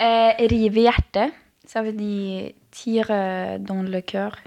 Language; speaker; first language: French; non-native, learner; Norwegian